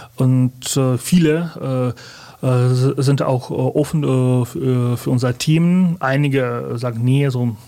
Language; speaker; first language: German; early bilingual, other home language; Russian